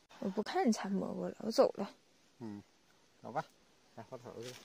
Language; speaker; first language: Chinese; native; Chinese